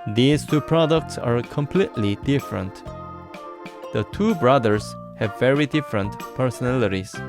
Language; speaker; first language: English; non-native, fluent; Korean